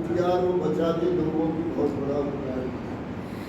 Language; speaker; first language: Hindi; native; Hindi